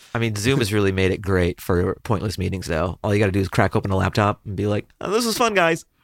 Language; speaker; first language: English; native; English